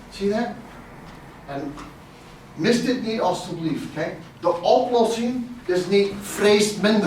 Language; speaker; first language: Dutch; non-native, fluent; English